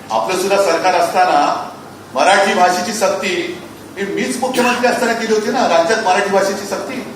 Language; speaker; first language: Marathi; native; Marathi